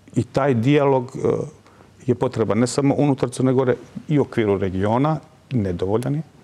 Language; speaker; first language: Serbian; non-native, local second language; Albanian